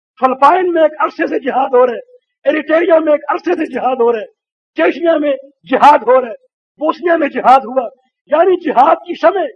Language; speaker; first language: Urdu; native; Urdu